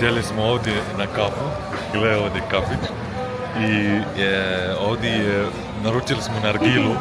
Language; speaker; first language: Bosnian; early bilingual, heritage; Bosnian